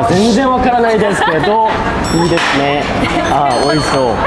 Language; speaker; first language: Japanese; non-native, learner; Korean